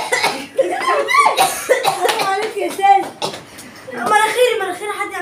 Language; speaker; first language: Arabic; native; Arabic